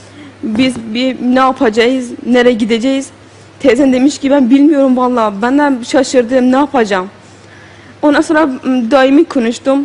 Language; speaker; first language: Turkish; non-native, learner; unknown